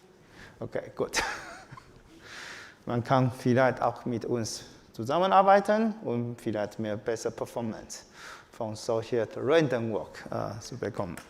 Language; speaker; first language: German; non-native, learner; Chinese